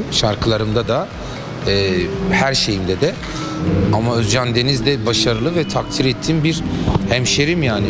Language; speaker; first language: Turkish; native; Turkish